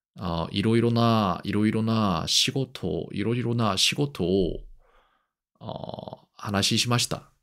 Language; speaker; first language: Japanese; non-native, learner; Korean